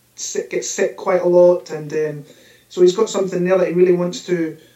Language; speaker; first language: English; native; English